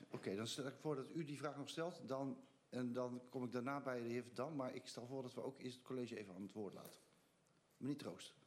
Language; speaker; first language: Dutch; native; Dutch